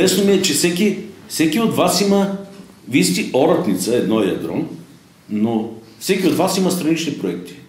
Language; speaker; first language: Bulgarian; native; Bulgarian